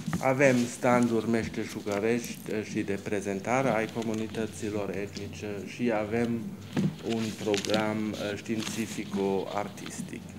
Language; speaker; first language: Romanian; non-native, fluent; German